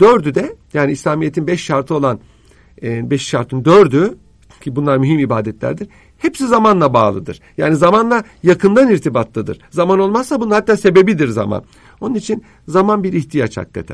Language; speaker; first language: Turkish; native; Turkish